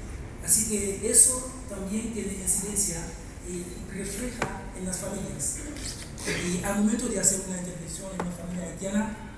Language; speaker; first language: Spanish; non-native, fluent; Haitian Creole